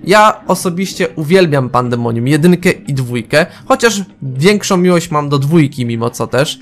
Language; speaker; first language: Polish; native; Polish